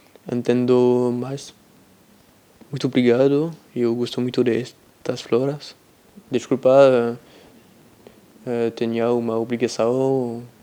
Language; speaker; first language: Portuguese; non-native, learner; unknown